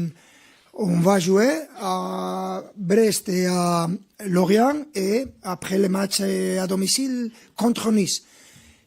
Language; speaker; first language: French; non-native, fluent; Spanish